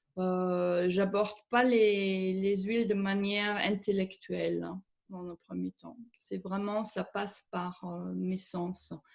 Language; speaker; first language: French; non-native, fluent; German